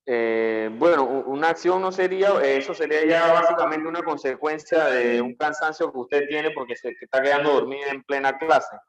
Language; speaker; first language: Spanish; native; Spanish